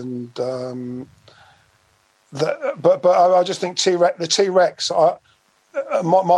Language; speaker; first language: English; native; English